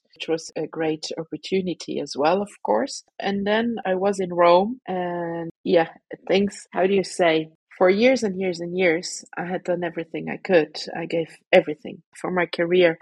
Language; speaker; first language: English; non-native, fluent; Luxembourgish